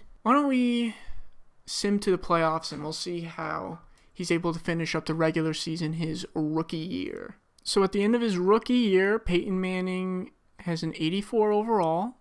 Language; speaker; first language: English; native; English